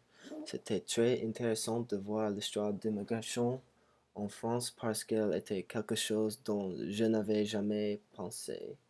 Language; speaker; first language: French; non-native, learner; English